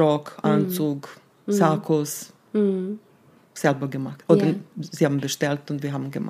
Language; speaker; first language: German; non-native, fluent; Serbian